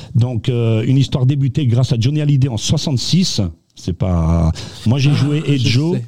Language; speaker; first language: French; non-native, local second language; Swiss German